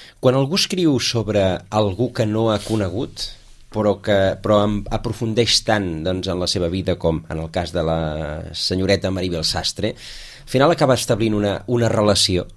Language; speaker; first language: Catalan; native; Catalan